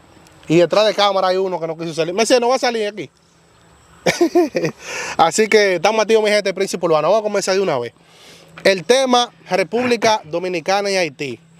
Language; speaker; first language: Spanish; native; Spanish